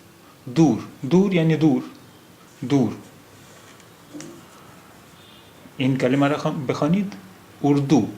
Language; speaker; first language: Persian; non-native, learner; Urdu